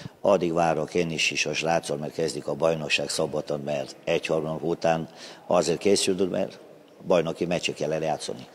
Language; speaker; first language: Hungarian; non-native, learner; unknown